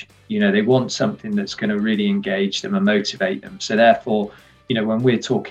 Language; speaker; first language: English; native; English